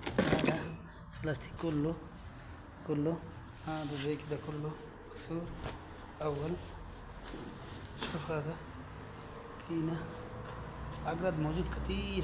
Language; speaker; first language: Arabic; non-native, learner; Bangla